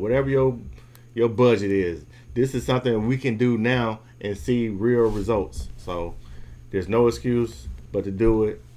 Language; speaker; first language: English; native; English